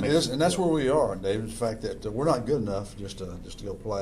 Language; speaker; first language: English; native; English